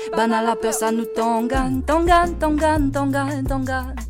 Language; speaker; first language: French; native; French